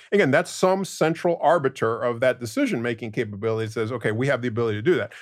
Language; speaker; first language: English; non-native, fluent; Spanish